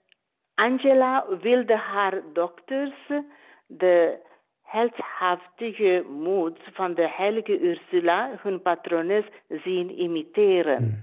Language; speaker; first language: Dutch; non-native, learner; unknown